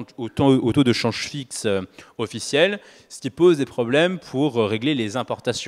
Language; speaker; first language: French; native; French